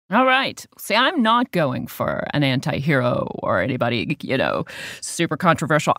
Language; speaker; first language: English; native; English